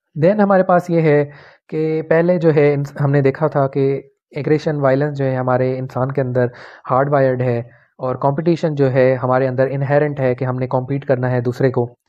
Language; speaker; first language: Urdu; non-native, local second language; Punjabi